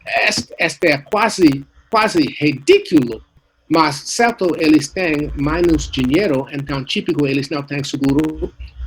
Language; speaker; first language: Portuguese; non-native, learner; English